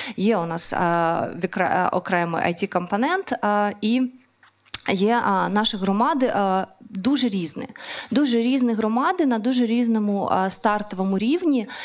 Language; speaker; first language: Ukrainian; non-native, local second language; Russian